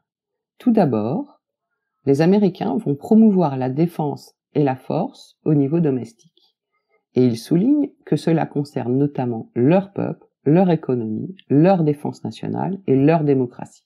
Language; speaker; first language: French; native; French